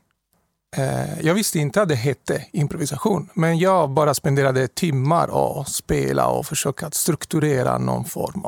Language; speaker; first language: Swedish; non-native, fluent; Italian